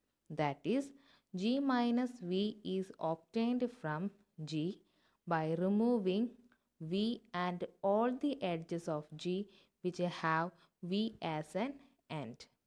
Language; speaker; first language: English; non-native, local second language; Malayalam